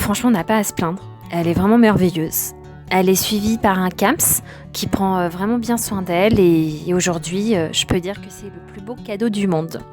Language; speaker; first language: French; native; French